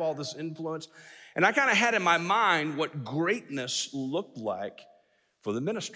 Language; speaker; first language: English; native; English